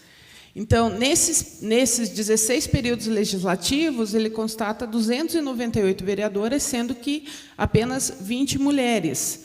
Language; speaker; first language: Portuguese; native; Portuguese